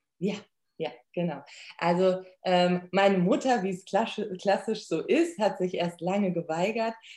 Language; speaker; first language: German; early bilingual, other home language; Polish